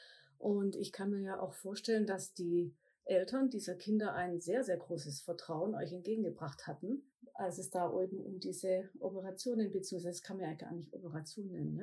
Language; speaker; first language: German; native; German